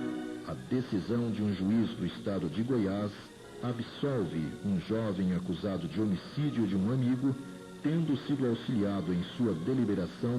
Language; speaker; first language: Portuguese; native; Portuguese